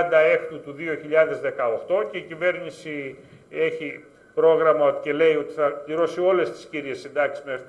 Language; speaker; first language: Greek; native; Greek